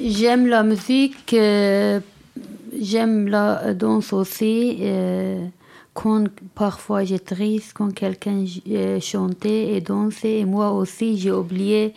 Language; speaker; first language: French; non-native, learner; Kurdish